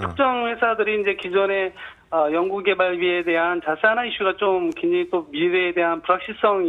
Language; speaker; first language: Korean; native; Korean